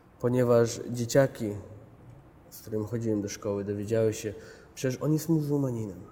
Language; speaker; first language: Polish; early bilingual, other home language; Chechen